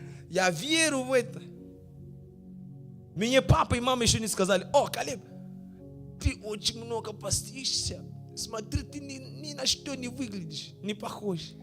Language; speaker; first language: Russian; non-native, fluent; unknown